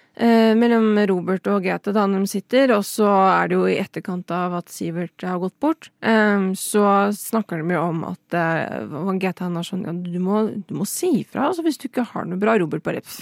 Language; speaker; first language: Norwegian; native; Norwegian